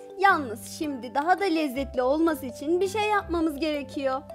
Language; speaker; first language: Turkish; native; Turkish